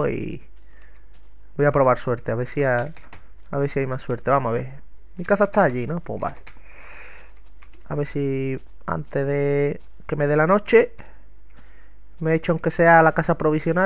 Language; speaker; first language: Spanish; native; Spanish